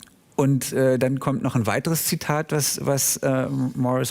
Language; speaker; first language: German; native; German